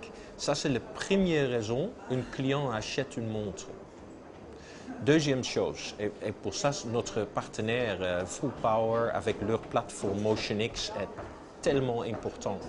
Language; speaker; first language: French; non-native, fluent; Dutch